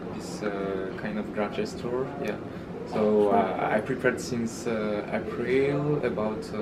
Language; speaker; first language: English; early bilingual, other home language; Malagasy